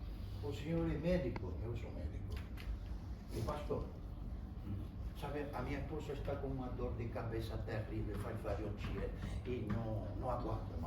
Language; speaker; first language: Portuguese; non-native, fluent; Spanish